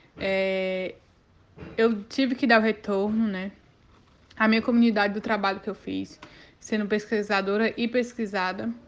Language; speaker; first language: Portuguese; native; Portuguese